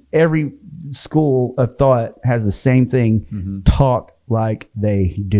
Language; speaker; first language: English; native; English